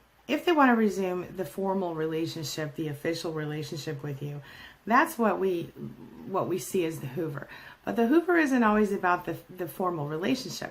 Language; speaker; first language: English; native; English